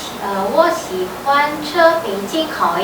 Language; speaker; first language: Chinese; non-native, learner; Indonesian